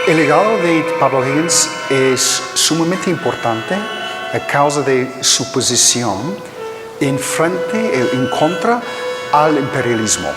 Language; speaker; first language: Spanish; non-native, fluent; English